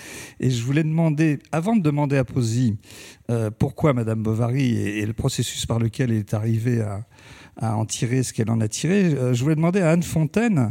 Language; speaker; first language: French; native; French